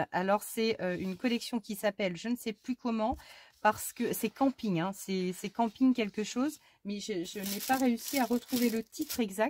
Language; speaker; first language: French; native; French